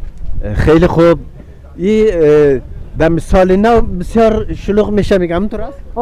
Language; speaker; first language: Persian; non-native, local second language; Uzbek